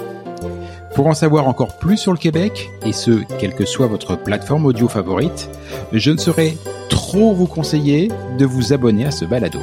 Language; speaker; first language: French; native; French